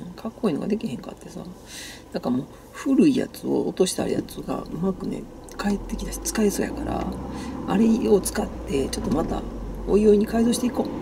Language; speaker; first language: Japanese; native; Japanese